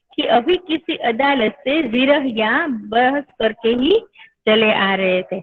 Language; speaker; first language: Hindi; non-native, local second language; Gujarati